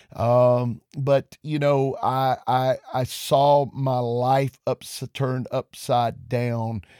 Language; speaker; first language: English; native; English